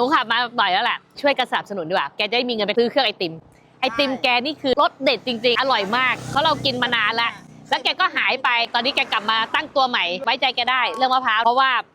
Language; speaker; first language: Thai; native; Thai